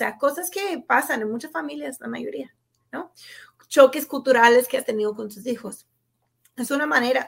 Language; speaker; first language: Spanish; non-native, fluent; English